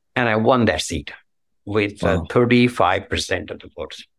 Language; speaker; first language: English; non-native, local second language; Marathi